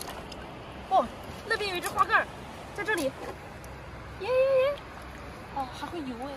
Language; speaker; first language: Chinese; native; Chinese